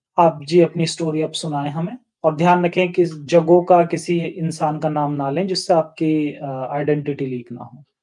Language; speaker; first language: Hindi; native; Hindi